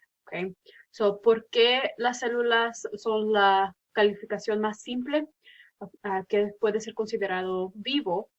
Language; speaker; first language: Spanish; early bilingual, heritage; Spanish